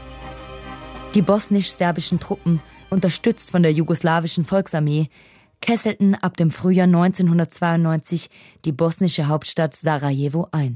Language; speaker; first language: German; native; German